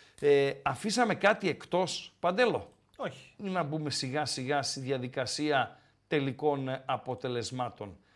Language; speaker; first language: Greek; native; Greek